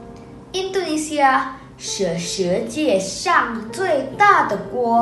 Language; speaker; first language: Chinese; non-native, learner; Indonesian